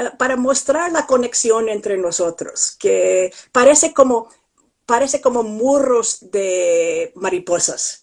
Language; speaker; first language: Spanish; non-native, fluent; English